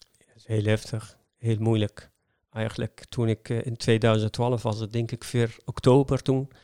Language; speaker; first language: Dutch; non-native, fluent; Arabic